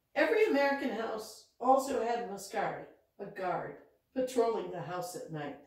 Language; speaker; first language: English; native; English